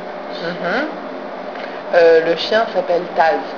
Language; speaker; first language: French; non-native, fluent; English